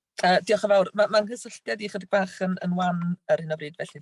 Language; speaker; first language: Welsh; native; Welsh